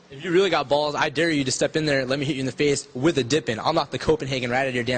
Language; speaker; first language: English; native; English